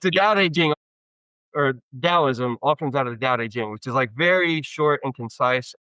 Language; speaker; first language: English; native; English